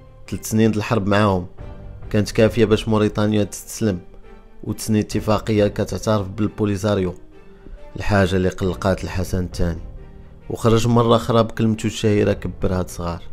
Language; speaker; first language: Arabic; native; Arabic